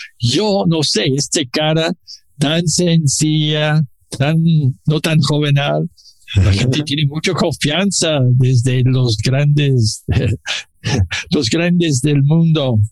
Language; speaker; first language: Spanish; non-native, learner; English